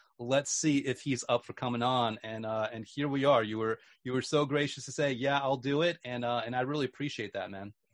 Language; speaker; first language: English; native; English